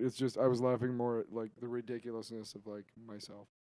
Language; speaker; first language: English; native; English